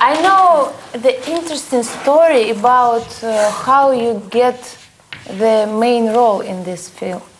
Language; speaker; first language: English; non-native, learner; Russian